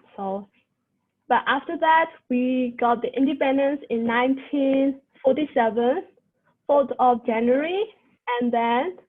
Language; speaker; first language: English; non-native, fluent; Burmese